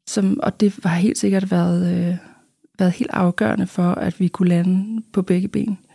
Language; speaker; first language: Danish; native; Danish